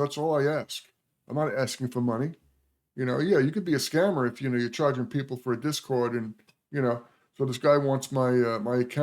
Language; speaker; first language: English; native; English